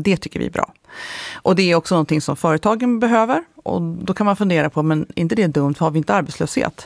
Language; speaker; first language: Swedish; native; Swedish